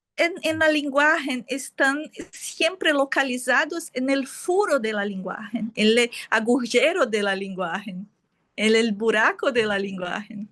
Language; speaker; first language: Spanish; non-native, fluent; Portuguese